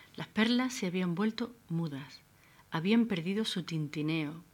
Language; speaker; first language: Spanish; native; Spanish